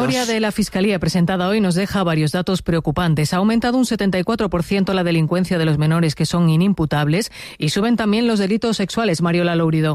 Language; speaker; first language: Spanish; native; Spanish